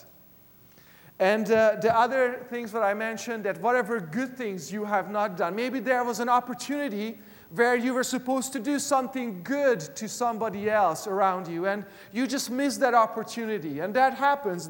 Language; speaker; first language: English; non-native, fluent; Hungarian